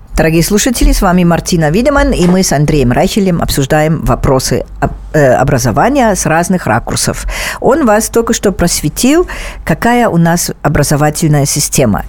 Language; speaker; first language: Russian; non-native, fluent; German